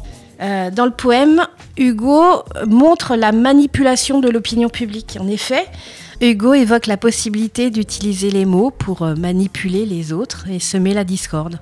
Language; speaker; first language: French; native; French